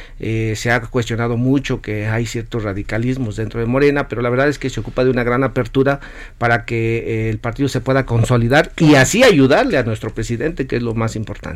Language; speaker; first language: Spanish; native; Spanish